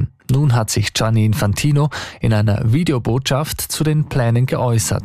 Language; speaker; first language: German; native; German